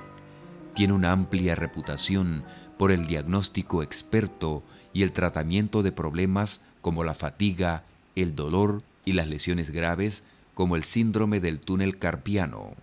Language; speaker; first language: Spanish; native; Spanish